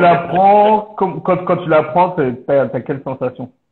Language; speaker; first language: French; native; French